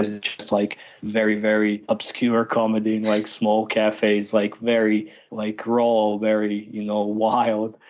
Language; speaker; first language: English; non-native, fluent; Croatian